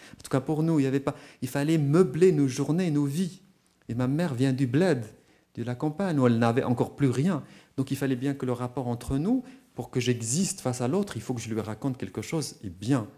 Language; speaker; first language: French; non-native, local second language; Arabic